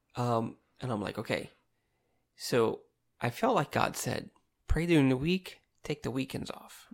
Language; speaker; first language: English; non-native, fluent; Portuguese